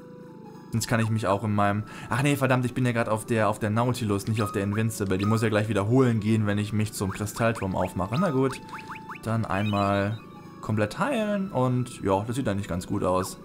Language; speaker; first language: German; native; German